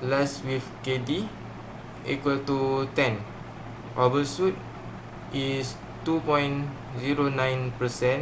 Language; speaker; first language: English; non-native, learner; Malay